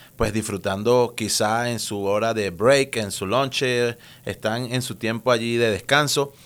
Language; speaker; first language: Spanish; native; Spanish